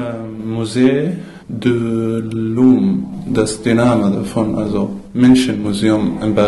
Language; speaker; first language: German; non-native, fluent; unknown